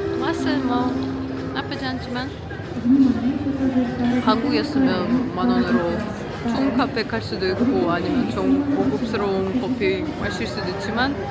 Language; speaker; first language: Korean; non-native, learner; Russian